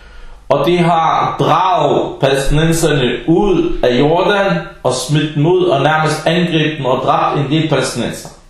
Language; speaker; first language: Danish; early bilingual, other home language; Arabic